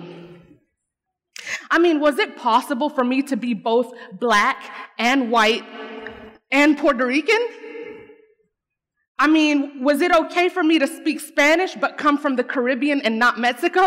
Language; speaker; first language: English; early bilingual, other home language; Spanish